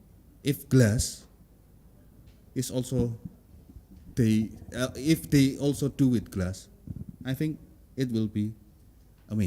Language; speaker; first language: English; non-native, learner; Indonesian